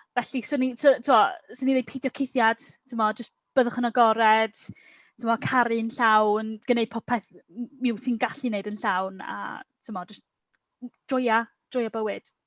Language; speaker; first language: Welsh; native; Welsh